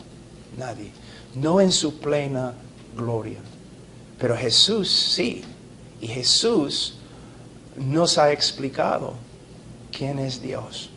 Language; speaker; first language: Spanish; non-native, fluent; English